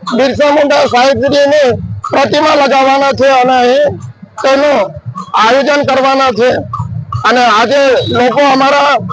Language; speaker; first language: Gujarati; non-native, local second language; Gamit